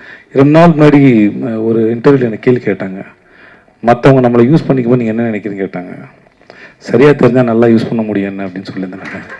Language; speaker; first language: Tamil; native; Tamil